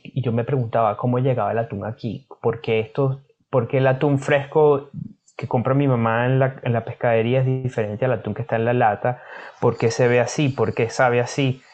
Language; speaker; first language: Spanish; native; Spanish